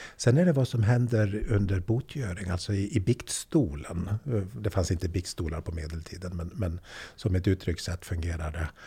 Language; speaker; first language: Swedish; native; Swedish